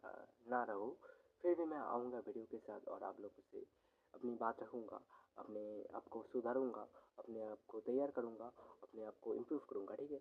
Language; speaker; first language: Hindi; non-native, local second language; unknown